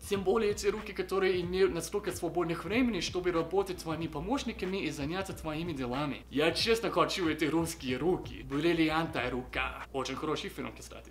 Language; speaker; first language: Russian; non-native, fluent; English